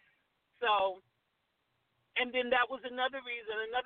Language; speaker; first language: English; native; English